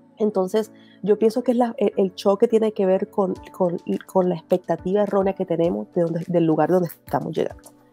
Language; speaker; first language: Spanish; native; Spanish